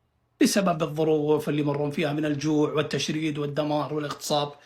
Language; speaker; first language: Arabic; native; Arabic